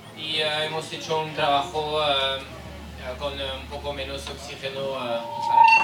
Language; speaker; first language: Spanish; non-native, learner; French